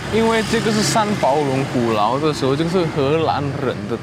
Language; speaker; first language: Chinese; non-native, fluent; Javanese